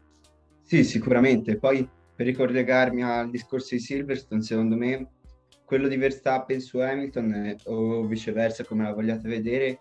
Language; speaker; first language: Italian; native; Italian